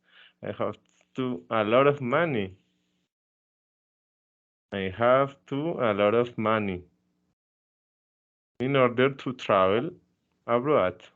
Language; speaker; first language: English; non-native, fluent; Spanish